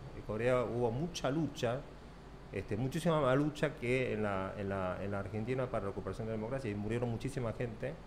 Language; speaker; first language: Spanish; early bilingual, other home language; Korean